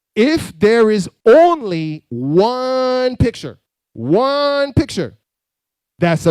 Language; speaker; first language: English; native; English